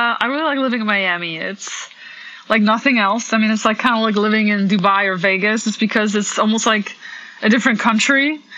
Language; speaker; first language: English; early bilingual, other home language; Polish